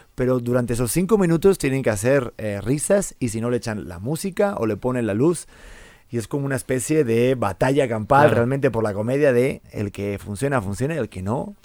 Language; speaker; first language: Spanish; native; Spanish